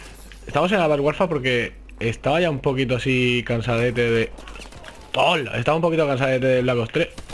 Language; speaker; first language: Spanish; native; Spanish